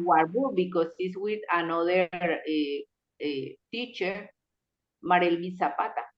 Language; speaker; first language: English; non-native, local second language; Spanish